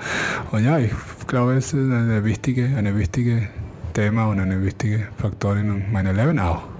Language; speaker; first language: German; non-native, fluent; Spanish